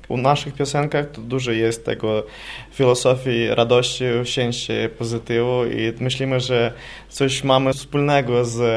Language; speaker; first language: Polish; non-native, learner; Ukrainian